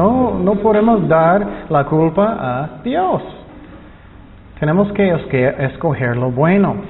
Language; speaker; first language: Spanish; non-native, fluent; English